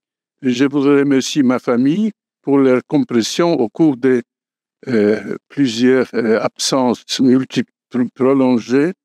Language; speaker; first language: French; non-native, fluent; Polish